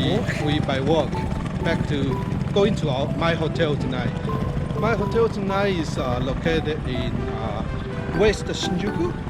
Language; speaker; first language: English; non-native, fluent; Chinese